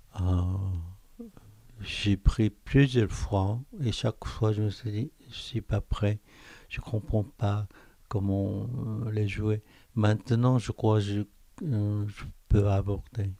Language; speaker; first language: French; non-native, fluent; Korean